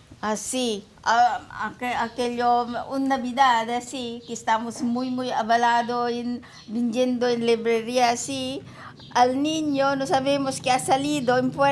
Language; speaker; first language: Spanish; non-native, learner; Filipino